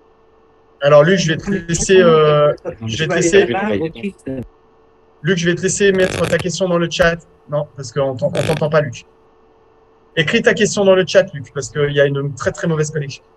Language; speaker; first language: French; native; French